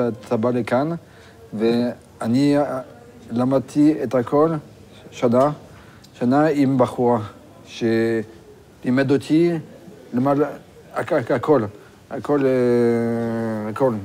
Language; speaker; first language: Hebrew; non-native, learner; French